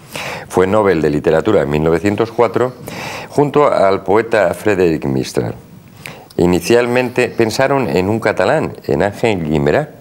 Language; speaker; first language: Spanish; native; Spanish